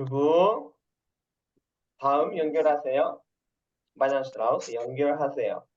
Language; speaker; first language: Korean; non-native, fluent; Kyrgyz